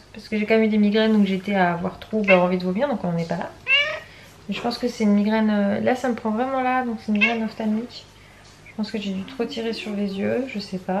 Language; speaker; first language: French; native; French